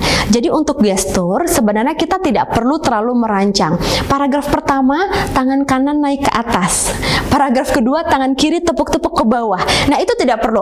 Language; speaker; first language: Indonesian; native; Indonesian